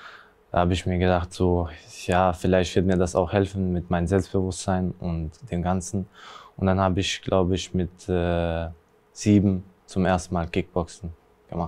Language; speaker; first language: German; early bilingual, other home language; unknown